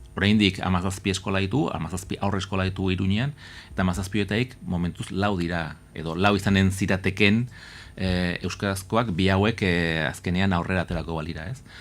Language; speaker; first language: Basque; native; Basque